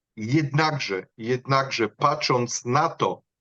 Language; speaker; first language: Polish; native; Polish